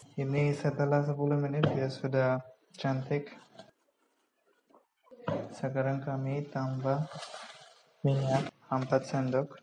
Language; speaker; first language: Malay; non-native, local second language; Bangla